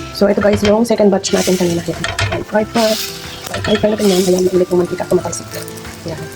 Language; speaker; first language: Filipino; non-native, local second language; Iloko